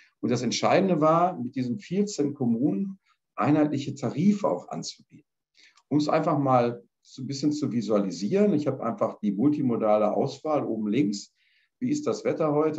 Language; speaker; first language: German; native; German